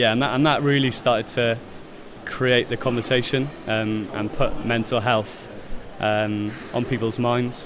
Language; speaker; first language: English; native; English